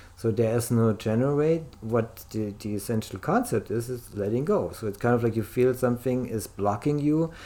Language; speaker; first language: English; non-native, fluent; German